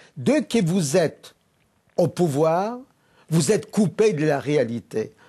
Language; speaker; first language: French; non-native, fluent; Polish